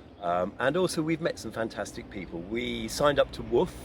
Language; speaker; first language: English; native; English